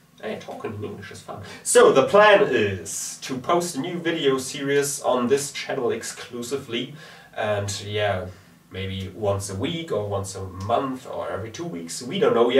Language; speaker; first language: English; non-native, fluent; German